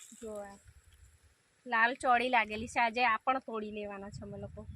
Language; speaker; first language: Gujarati; non-native, local second language; Gamit